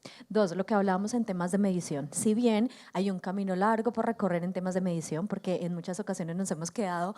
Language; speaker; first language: Spanish; native; Spanish